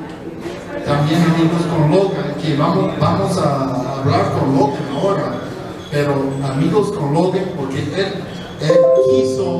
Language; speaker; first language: Spanish; non-native, fluent; English